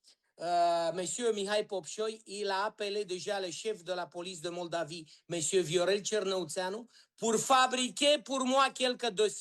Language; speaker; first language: French; non-native, learner; Romanian